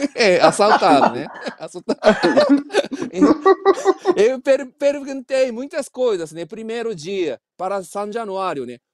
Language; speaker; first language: Portuguese; non-native, learner; Japanese